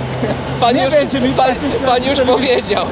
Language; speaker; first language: Polish; native; Polish